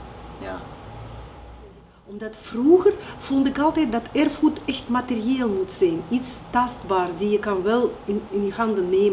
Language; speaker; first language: Dutch; non-native, fluent; Russian